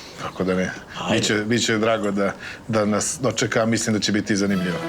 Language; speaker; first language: Bosnian; native; Bosnian